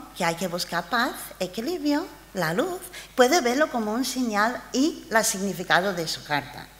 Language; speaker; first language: Spanish; non-native, fluent; English